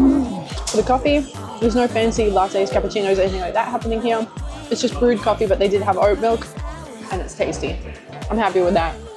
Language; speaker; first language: English; native; English